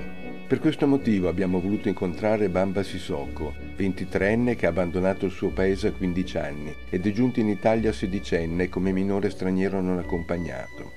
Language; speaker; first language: Italian; native; Italian